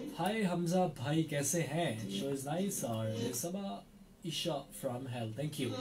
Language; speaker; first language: Urdu; non-native, local second language; Punjabi